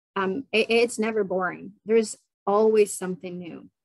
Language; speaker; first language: English; non-native, fluent; Ukrainian